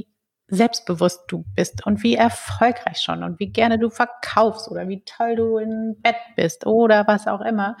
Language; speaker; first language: German; native; German